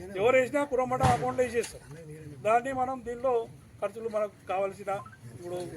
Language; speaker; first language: Telugu; native; Telugu